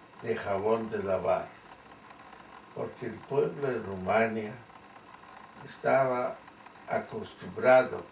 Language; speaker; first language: Spanish; non-native, fluent; Yiddish